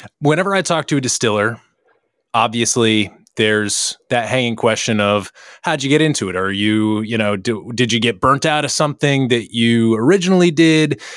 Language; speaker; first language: English; native; English